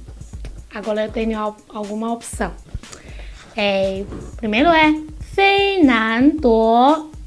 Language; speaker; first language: Portuguese; non-native, learner; Chinese